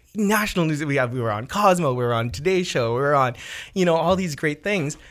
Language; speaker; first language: English; native; English